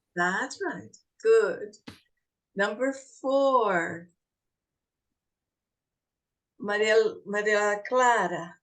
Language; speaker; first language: English; non-native, fluent; Portuguese